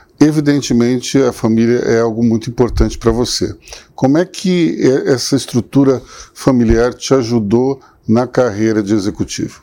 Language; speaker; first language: Portuguese; native; Portuguese